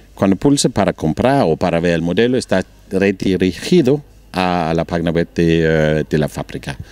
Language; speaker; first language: Spanish; non-native, learner; Danish